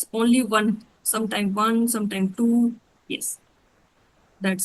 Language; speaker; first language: English; non-native, learner; Hindi